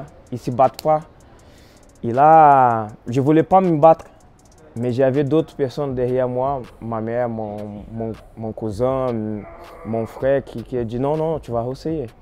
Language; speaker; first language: French; non-native, fluent; Portuguese